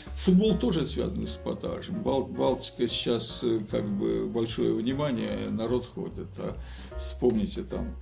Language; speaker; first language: Russian; native; Russian